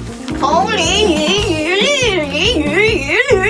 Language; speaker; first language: Chinese; non-native, fluent; Korean